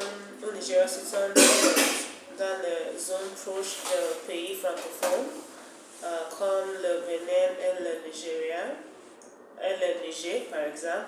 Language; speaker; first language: French; non-native, fluent; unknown